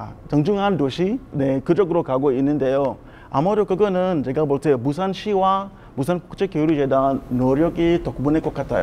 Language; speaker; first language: Korean; non-native, fluent; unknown